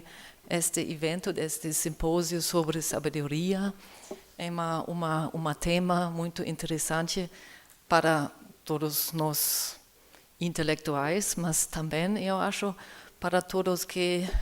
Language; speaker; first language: Portuguese; non-native, learner; German